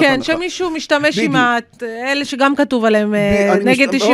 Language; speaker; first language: Hebrew; native; Hebrew